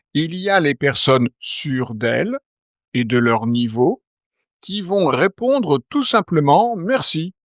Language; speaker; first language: French; native; French